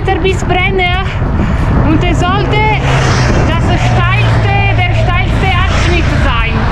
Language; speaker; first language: German; non-native, fluent; Italian